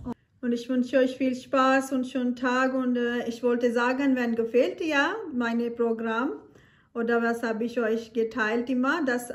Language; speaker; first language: German; non-native, learner; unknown